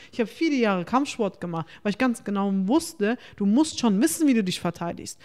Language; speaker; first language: German; early bilingual, other home language; Turkish